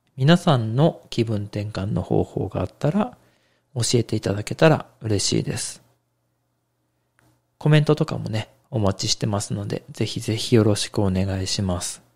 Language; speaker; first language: Japanese; native; Japanese